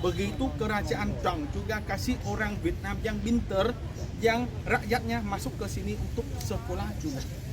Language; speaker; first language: Indonesian; non-native, fluent; Vietnamese